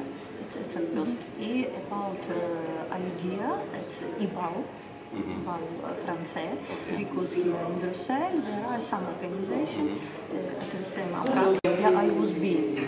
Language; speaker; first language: English; non-native, learner; Russian